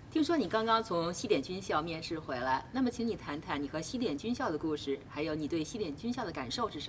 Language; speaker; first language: Chinese; native; Chinese